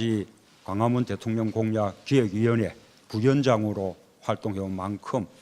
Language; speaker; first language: Korean; native; Korean